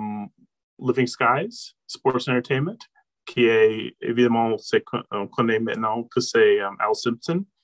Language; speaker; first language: French; non-native, local second language; English